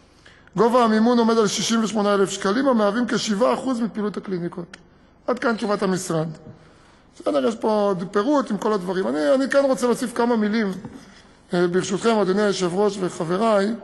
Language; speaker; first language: Hebrew; native; Hebrew